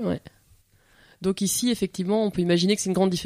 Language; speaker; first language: French; native; French